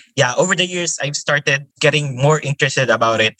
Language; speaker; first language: English; non-native, local second language; Filipino